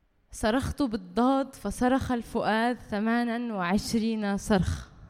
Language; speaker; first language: Arabic; early bilingual, heritage; Arabic